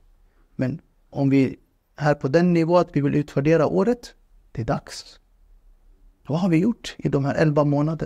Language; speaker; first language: Swedish; non-native, fluent; Urdu